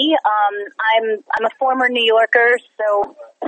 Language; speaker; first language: English; native; English